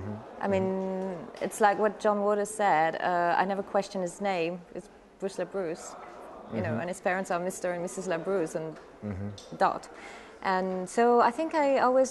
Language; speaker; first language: English; non-native, fluent; French